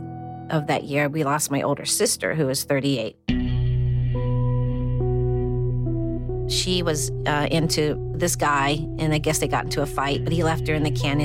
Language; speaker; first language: English; native; English